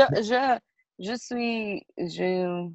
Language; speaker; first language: French; non-native, learner; Portuguese